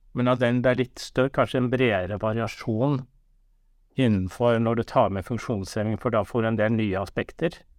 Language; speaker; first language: Norwegian; native; Norwegian